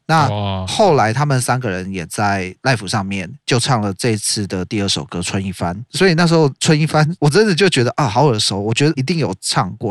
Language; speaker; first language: Chinese; native; Chinese